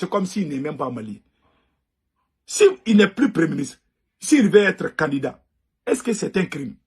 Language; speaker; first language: French; non-native, local second language; Bambara